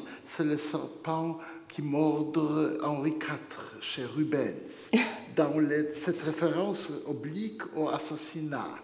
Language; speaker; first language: French; non-native, fluent; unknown